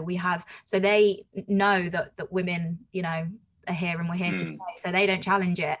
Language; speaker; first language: English; native; English